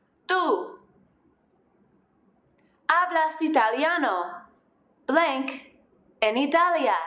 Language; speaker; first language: Spanish; non-native, fluent; English